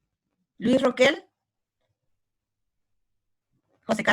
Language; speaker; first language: Spanish; native; Spanish